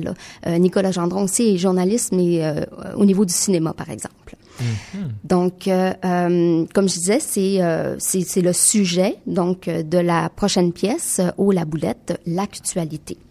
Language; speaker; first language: French; native; French